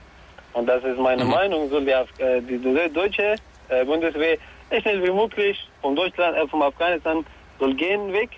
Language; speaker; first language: German; non-native, learner; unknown